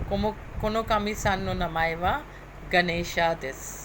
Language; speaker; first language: Japanese; non-native, fluent; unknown